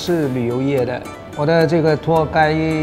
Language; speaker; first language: Chinese; non-native, fluent; Korean